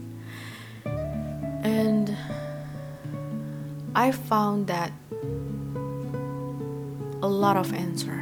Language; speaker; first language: English; non-native, fluent; Indonesian